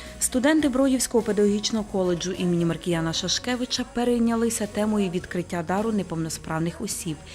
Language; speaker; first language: Ukrainian; native; Ukrainian